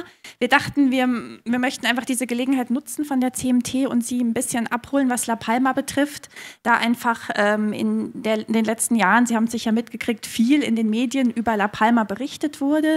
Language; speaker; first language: German; native; German